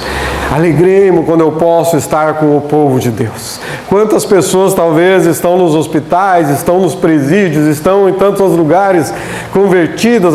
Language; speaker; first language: Portuguese; native; Portuguese